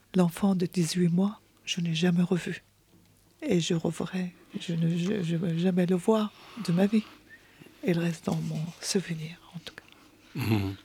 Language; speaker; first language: French; non-native, fluent; Arabic